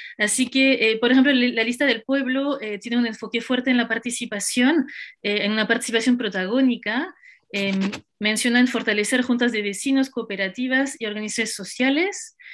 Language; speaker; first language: Spanish; non-native, fluent; French